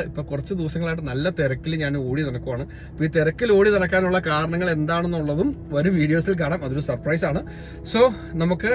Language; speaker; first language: Malayalam; native; Malayalam